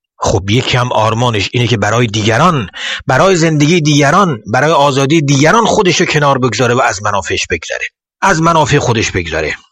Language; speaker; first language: Persian; native; Persian